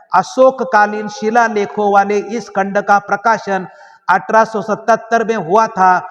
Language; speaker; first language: Hindi; non-native, local second language; Marathi